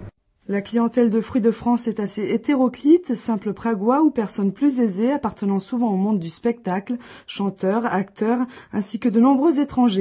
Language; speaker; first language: French; native; French